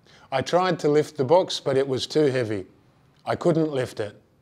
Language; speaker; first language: English; native; English